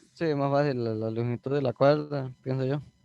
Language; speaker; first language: Spanish; native; Spanish